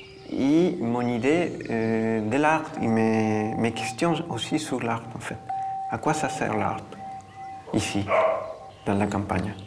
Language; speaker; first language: French; non-native, fluent; Spanish